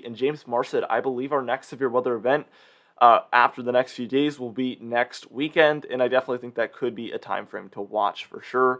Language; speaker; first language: English; native; English